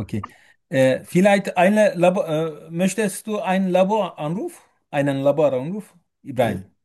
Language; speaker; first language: German; non-native, learner; Turkish